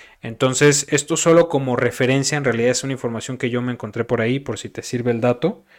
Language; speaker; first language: Spanish; native; Spanish